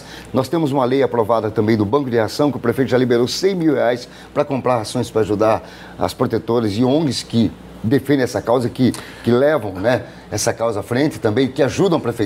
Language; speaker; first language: Portuguese; native; Portuguese